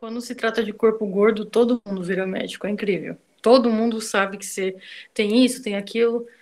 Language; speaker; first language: Portuguese; native; Portuguese